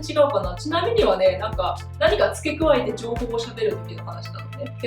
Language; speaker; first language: Japanese; native; Japanese